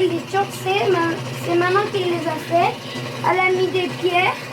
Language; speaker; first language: French; early bilingual, heritage; French